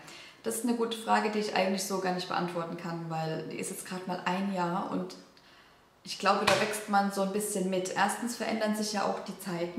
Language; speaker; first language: German; native; German